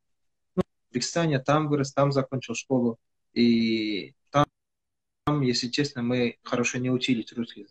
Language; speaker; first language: Russian; non-native, fluent; Kyrgyz